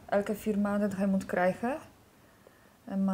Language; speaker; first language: Dutch; non-native, learner; Polish